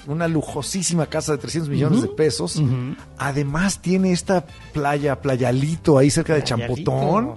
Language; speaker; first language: Spanish; native; Spanish